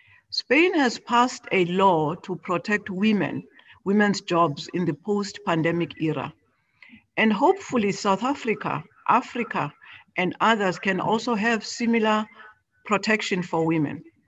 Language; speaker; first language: English; non-native, local second language; Xhosa